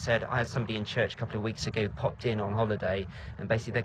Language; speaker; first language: English; native; English